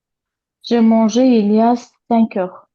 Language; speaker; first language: French; non-native, learner; Azerbaijani